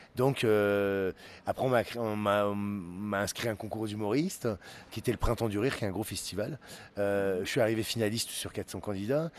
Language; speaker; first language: French; native; French